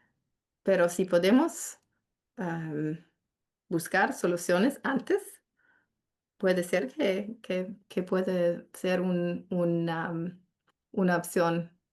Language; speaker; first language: Spanish; non-native, fluent; English